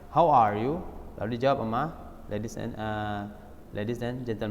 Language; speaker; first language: English; non-native, learner; Indonesian